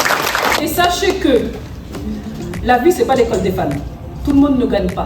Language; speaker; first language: French; native; French